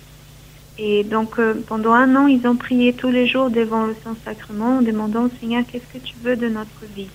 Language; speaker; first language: French; non-native, fluent; Portuguese